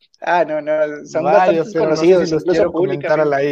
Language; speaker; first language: Spanish; native; Spanish